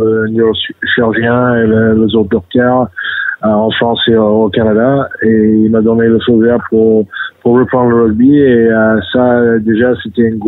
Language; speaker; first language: French; non-native, fluent; English